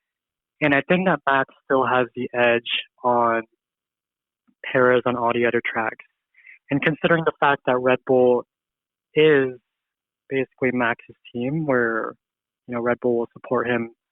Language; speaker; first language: English; native; English